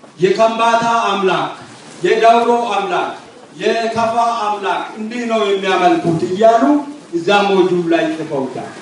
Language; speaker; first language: Amharic; non-native, local second language; Wolaytta